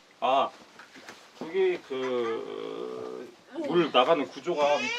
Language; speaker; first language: Korean; native; Korean